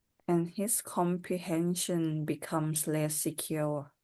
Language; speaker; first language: English; non-native, learner; Thai